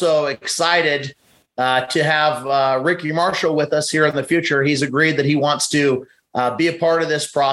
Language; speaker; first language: English; native; English